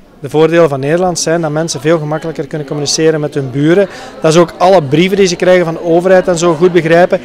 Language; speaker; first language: Dutch; native; Dutch